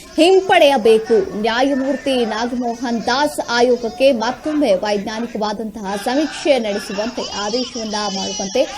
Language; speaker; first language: Kannada; native; Kannada